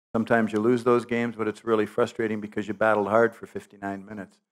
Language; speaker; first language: English; native; English